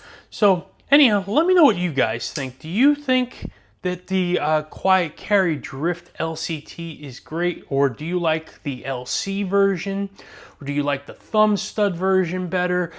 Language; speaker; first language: English; native; English